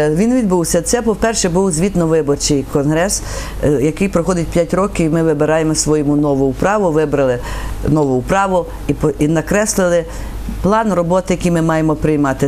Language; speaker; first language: Ukrainian; native; Ukrainian